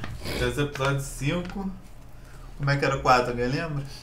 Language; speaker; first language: Portuguese; native; Portuguese